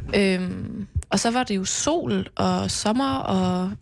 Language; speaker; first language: Danish; native; Danish